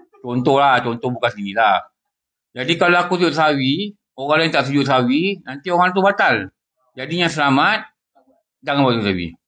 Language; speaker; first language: Malay; native; Malay